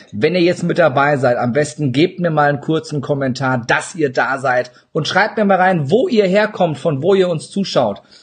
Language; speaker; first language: German; native; German